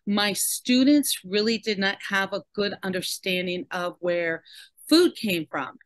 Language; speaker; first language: English; native; English